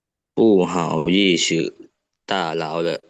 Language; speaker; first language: Chinese; non-native, learner; Lao